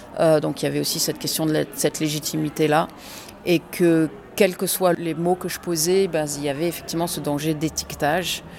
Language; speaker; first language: French; early bilingual, other home language; English